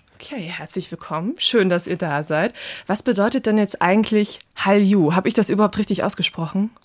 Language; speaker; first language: German; native; German